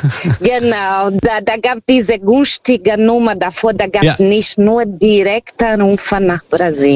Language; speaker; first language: German; non-native, fluent; Portuguese